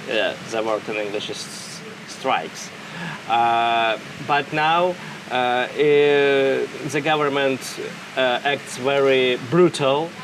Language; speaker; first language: English; non-native, fluent; Russian